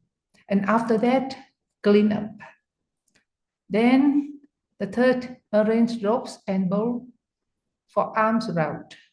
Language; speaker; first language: English; non-native, fluent; Vietnamese